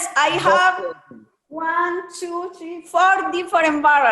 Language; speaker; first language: English; non-native, learner; Spanish